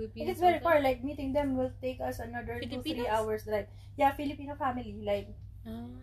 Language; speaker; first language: English; non-native, local second language; Filipino